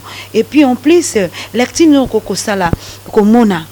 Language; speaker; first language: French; non-native, local second language; Lingala